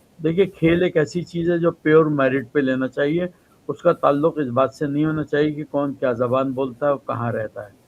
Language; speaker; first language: Urdu; native; Urdu